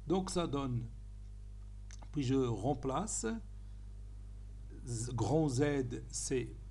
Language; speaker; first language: French; non-native, local second language; Arabic